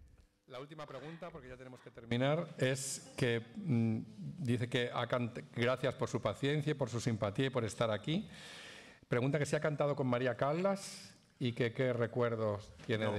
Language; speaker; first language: Spanish; native; Spanish